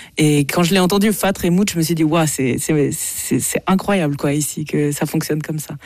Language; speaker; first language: French; native; French